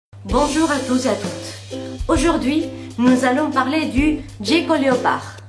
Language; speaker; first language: French; non-native, fluent; Spanish